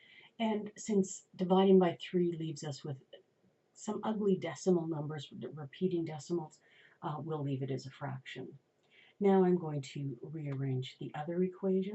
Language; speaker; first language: English; native; English